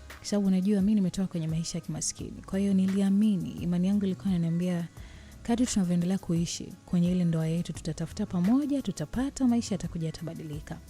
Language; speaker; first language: Swahili; native; Swahili